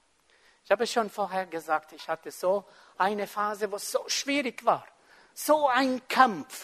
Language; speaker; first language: German; non-native, fluent; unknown